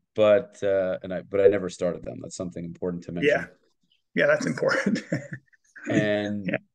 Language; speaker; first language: English; native; English